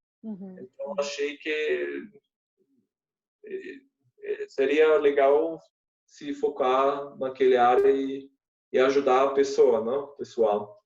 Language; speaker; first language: Portuguese; non-native, fluent; German